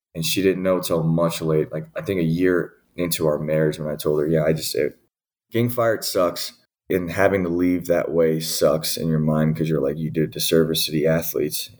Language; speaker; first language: English; native; English